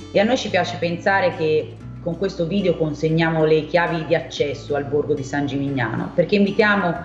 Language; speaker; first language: Italian; native; Italian